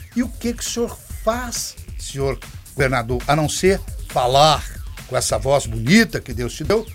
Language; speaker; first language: Portuguese; native; Portuguese